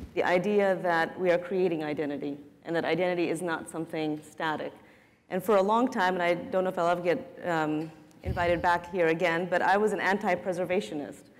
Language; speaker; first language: English; native; English